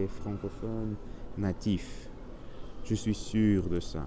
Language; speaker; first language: French; non-native, learner; Spanish